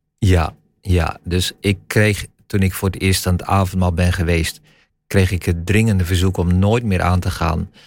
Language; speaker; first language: Dutch; native; Dutch